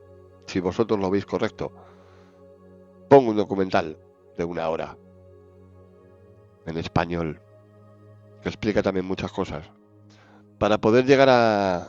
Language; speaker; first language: Spanish; native; Spanish